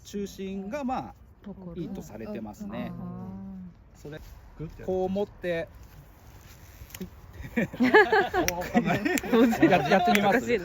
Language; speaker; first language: Japanese; native; Japanese